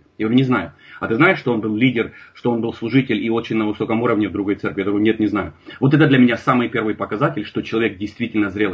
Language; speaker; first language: Russian; native; Russian